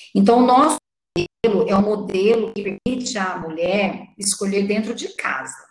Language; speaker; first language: Portuguese; native; Portuguese